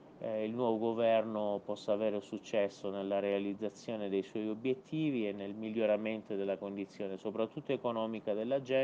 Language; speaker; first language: Italian; non-native, fluent; Persian